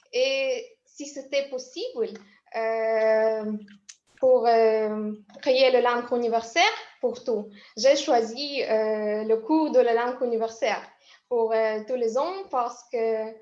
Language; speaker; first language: French; non-native, learner; Russian